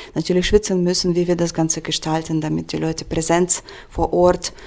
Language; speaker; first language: German; non-native, fluent; Russian